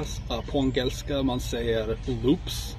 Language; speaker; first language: Swedish; non-native, learner; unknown